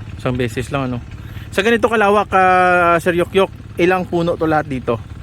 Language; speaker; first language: Filipino; native; Filipino